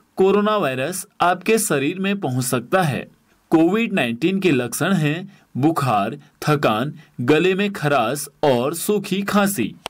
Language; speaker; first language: Hindi; native; Hindi